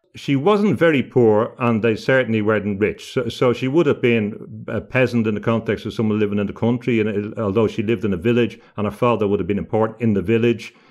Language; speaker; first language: English; native; English